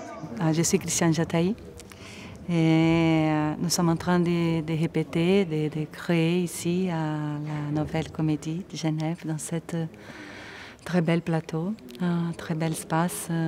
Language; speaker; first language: French; non-native, fluent; Portuguese